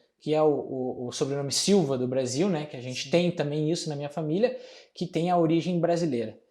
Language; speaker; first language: Portuguese; native; Portuguese